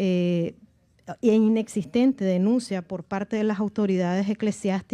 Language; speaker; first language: Spanish; native; Spanish